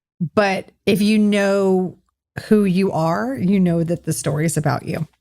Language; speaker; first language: English; native; English